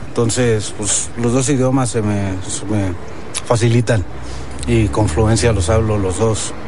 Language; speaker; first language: Spanish; early bilingual, heritage; Spanish